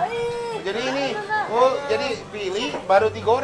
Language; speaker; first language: Indonesian; non-native, fluent; Japanese